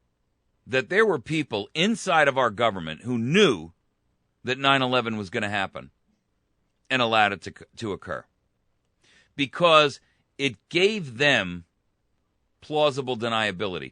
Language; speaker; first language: English; native; English